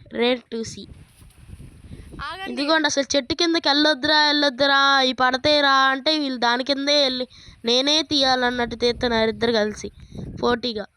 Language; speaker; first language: Telugu; native; Telugu